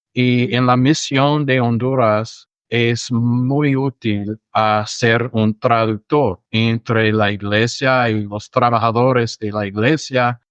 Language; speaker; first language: Spanish; non-native, fluent; English